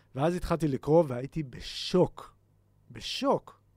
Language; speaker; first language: Hebrew; native; Hebrew